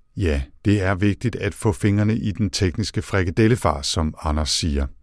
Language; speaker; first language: Danish; native; Danish